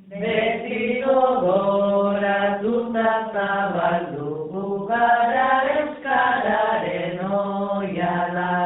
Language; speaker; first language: Basque; non-native, learner; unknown